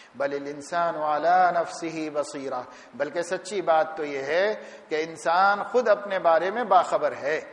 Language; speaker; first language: Urdu; native; Urdu